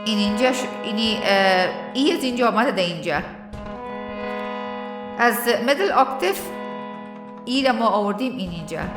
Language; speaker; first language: Persian; native; Persian